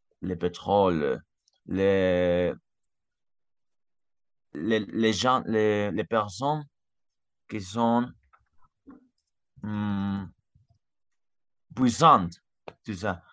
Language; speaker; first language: French; non-native, learner; Spanish